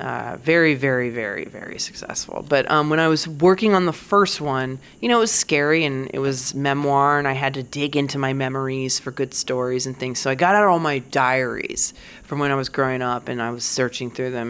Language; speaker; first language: English; native; English